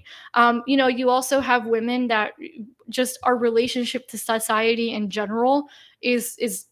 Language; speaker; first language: English; native; English